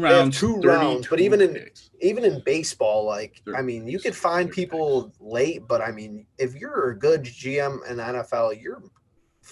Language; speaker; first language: English; native; English